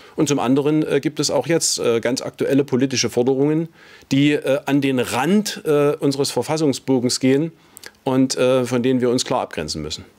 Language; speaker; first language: German; native; German